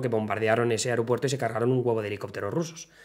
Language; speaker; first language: Spanish; native; Spanish